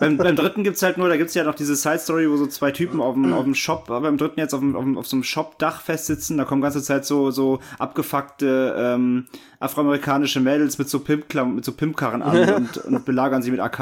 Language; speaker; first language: German; native; German